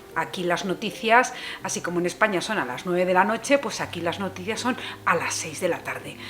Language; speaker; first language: Spanish; native; Spanish